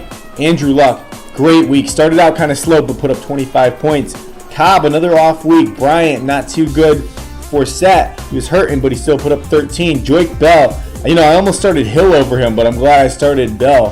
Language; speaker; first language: English; native; English